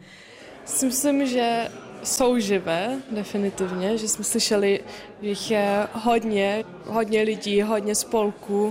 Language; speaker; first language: Czech; non-native, local second language; German